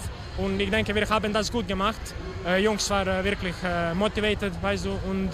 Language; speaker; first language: German; non-native, learner; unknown